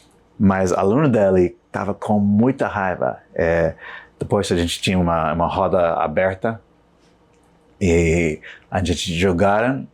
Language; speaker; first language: Portuguese; non-native, learner; English